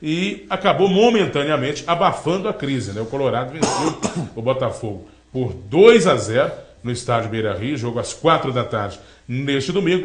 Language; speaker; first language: Portuguese; native; Portuguese